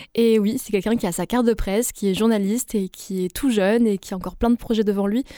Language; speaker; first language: French; non-native, local second language; Arabic